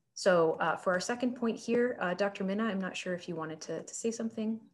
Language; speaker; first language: English; native; English